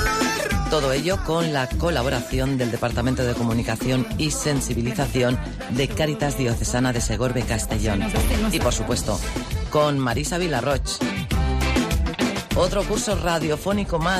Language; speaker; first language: Spanish; native; Spanish